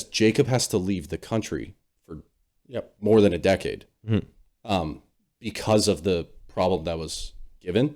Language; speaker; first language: English; native; English